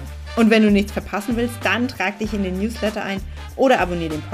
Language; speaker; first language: German; native; German